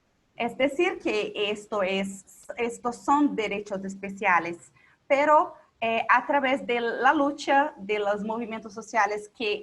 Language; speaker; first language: Spanish; non-native, local second language; Portuguese